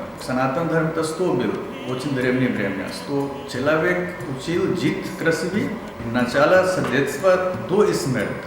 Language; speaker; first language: Russian; non-native, learner; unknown